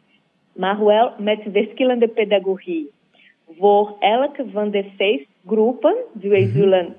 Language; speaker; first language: Dutch; non-native, learner; Portuguese